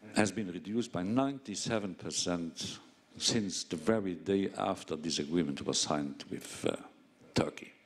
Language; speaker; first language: English; non-native, fluent; Luxembourgish